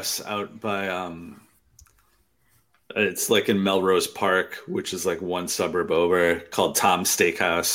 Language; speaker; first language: English; native; English